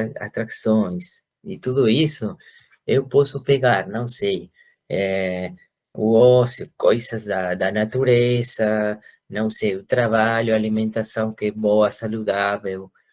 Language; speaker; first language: Portuguese; non-native, fluent; Spanish